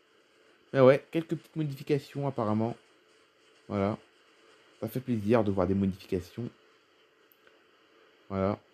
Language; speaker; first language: French; native; French